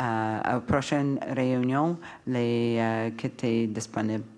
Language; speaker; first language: French; non-native, learner; English